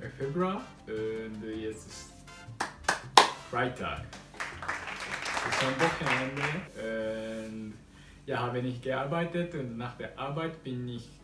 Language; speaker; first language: German; non-native, learner; Japanese